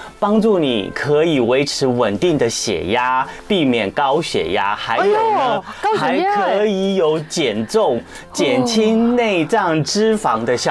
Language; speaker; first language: Chinese; native; Chinese